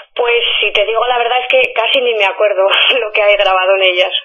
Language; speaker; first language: Spanish; native; Spanish